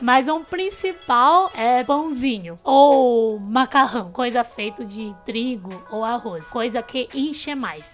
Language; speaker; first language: Portuguese; non-native, fluent; Chinese